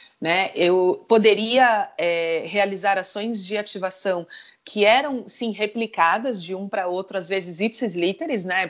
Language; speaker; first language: Portuguese; native; Portuguese